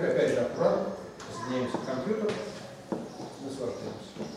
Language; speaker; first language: Russian; native; Russian